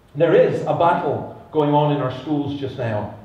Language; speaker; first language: English; native; English